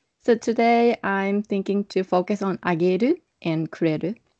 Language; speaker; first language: English; non-native, fluent; Japanese